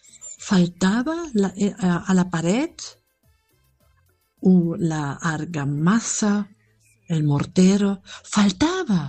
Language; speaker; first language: Spanish; non-native, fluent; German